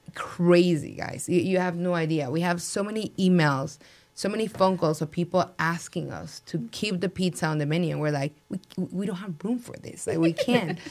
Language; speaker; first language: English; non-native, fluent; Spanish